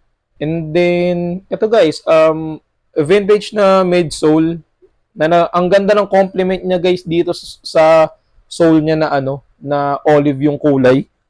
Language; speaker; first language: Filipino; native; Filipino